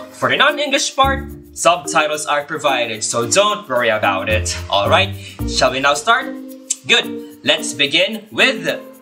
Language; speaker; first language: English; non-native, local second language; Waray